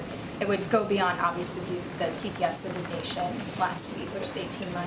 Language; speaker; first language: English; native; English